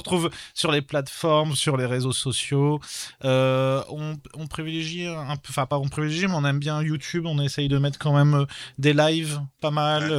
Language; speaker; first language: French; native; French